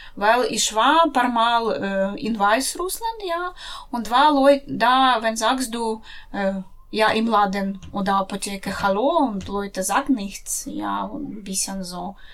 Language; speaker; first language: German; non-native, learner; Russian